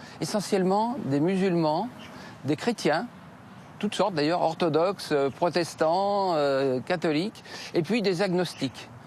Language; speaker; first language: French; native; French